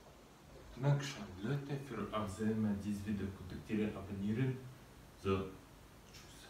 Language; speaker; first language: German; non-native, learner; Russian